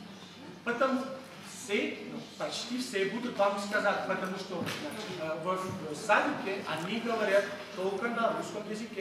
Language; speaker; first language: Russian; non-native, fluent; Catalan